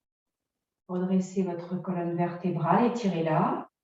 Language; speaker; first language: French; native; French